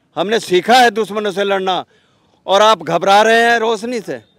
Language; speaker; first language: Hindi; native; Hindi